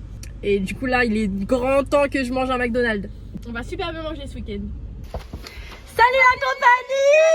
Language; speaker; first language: French; native; French